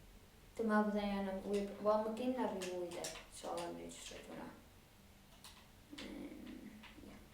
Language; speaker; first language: Welsh; native; Welsh